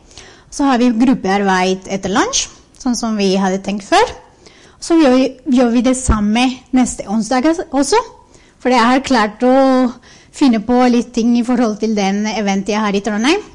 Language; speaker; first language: Norwegian; non-native, fluent; Spanish